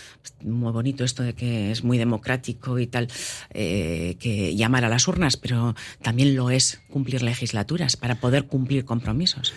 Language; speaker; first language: Spanish; native; Spanish